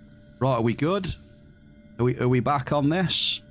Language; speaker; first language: English; native; English